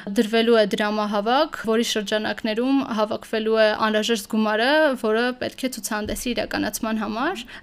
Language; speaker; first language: Armenian; native; Armenian